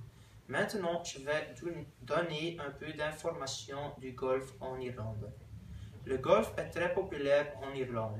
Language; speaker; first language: French; non-native, learner; Dutch